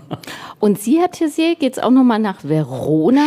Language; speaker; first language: German; native; German